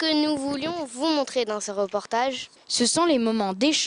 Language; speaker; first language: French; native; French